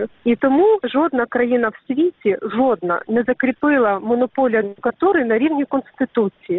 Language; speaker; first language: Ukrainian; native; Ukrainian